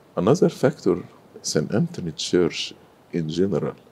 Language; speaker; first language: English; non-native, fluent; Arabic